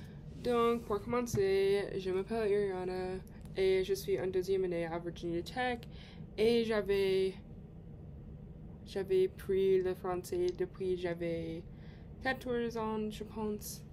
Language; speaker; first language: French; non-native, learner; English